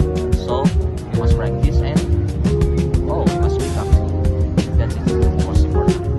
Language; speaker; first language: English; non-native, fluent; Indonesian